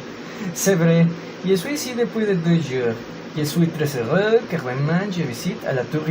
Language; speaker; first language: French; non-native, learner; Spanish